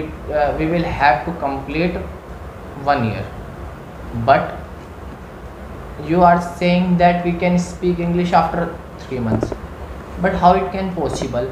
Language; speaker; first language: English; non-native, learner; Hindi